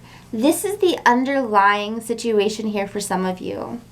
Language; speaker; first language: English; native; English